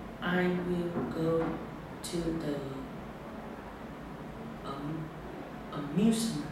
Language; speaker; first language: English; non-native, learner; Vietnamese